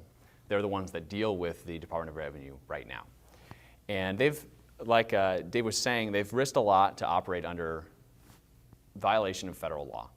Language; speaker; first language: English; native; English